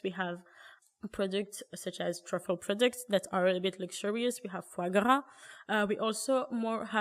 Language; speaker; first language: English; early bilingual, other home language; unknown